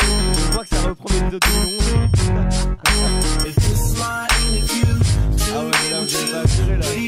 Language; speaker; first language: French; native; French